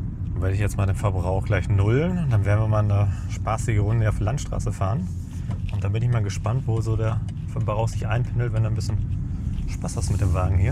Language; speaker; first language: German; native; German